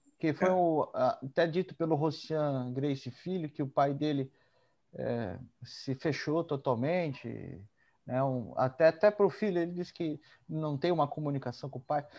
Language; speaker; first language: Portuguese; native; Portuguese